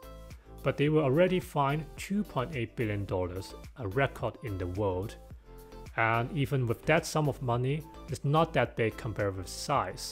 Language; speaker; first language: English; non-native, local second language; Cantonese